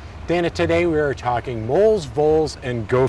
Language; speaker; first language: English; native; English